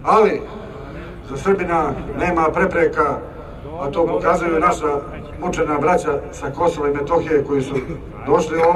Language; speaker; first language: Bosnian; native; Bosnian